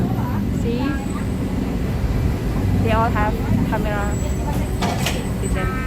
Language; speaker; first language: English; non-native, fluent; Thai